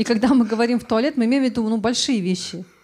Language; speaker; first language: Russian; native; Russian